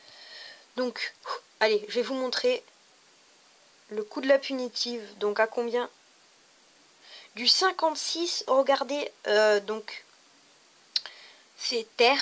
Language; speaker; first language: French; native; French